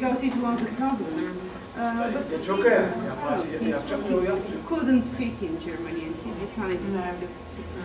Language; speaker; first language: English; non-native, fluent; Bulgarian